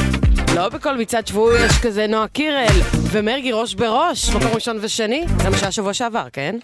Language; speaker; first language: Hebrew; native; Hebrew